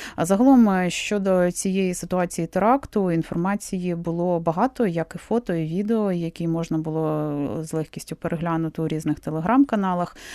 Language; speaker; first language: Ukrainian; native; Ukrainian